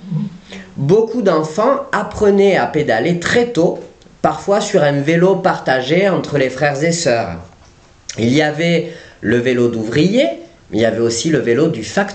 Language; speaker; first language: French; native; French